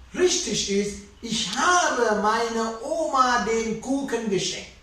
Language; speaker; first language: German; non-native, fluent; Sinhala